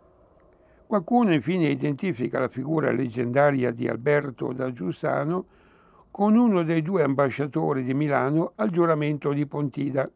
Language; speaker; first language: Italian; native; Italian